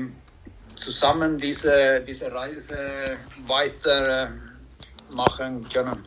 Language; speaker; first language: German; non-native, learner; Swedish